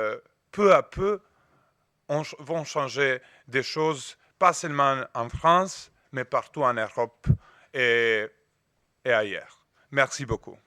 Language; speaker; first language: French; non-native, fluent; Serbian